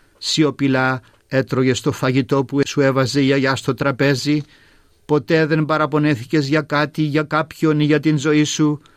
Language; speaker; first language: Greek; native; Greek